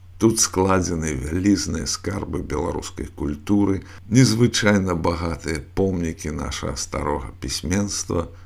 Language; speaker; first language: Belarusian; native; Belarusian